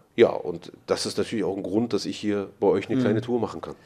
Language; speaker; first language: German; native; German